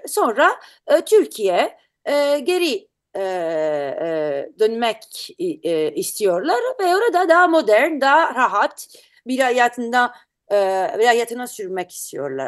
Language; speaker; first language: Turkish; non-native, learner; Italian